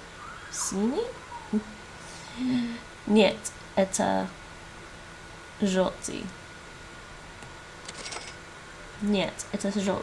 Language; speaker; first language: Russian; non-native, learner; English